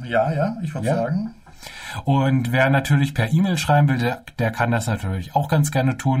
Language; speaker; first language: German; native; German